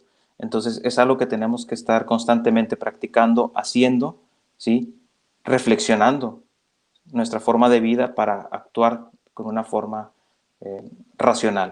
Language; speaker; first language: Spanish; native; Spanish